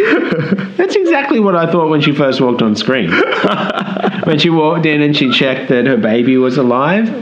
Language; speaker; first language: English; native; English